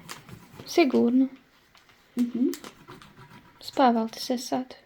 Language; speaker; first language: Bosnian; native; Bosnian